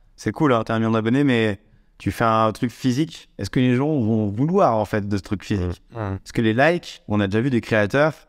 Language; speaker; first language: French; native; French